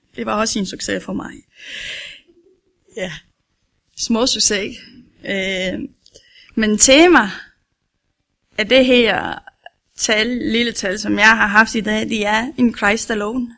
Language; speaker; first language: Danish; non-native, learner; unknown